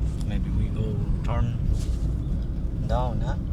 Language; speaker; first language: English; non-native, learner; Nepali